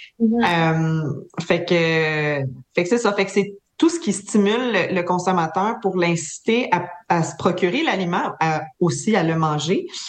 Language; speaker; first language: French; native; French